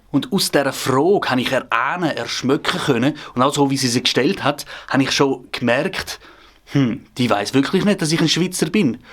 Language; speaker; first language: German; non-native, local second language; Romansh